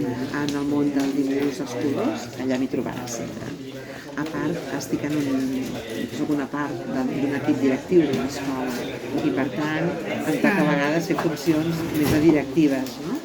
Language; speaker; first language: Catalan; native; Catalan